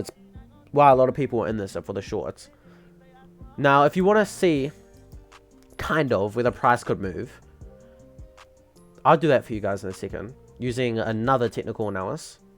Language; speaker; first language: English; native; English